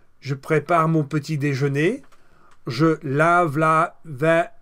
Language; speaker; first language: French; non-native, fluent; English